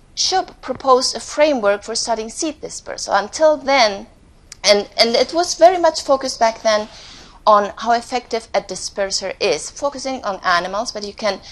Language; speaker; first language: English; non-native, fluent; Spanish